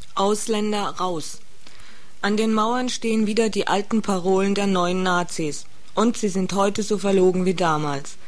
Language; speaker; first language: German; native; German